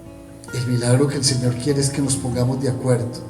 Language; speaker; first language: Spanish; native; Spanish